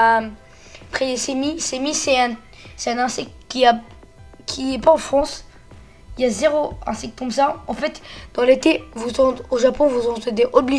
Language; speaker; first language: French; early bilingual, other home language; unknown